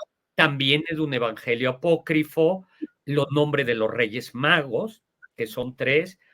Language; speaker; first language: Spanish; native; Spanish